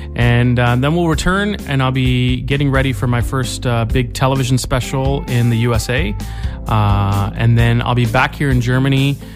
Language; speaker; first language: English; native; English